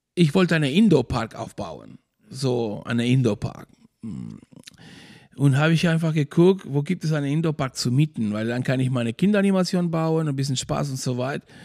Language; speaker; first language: German; non-native, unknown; Spanish